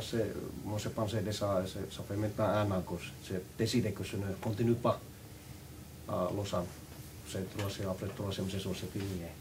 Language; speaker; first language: French; non-native, learner; Finnish